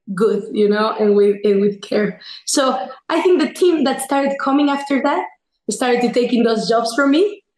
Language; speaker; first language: English; non-native, fluent; Spanish